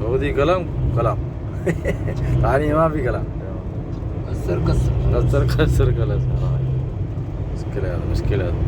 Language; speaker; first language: Arabic; non-native, learner; Malayalam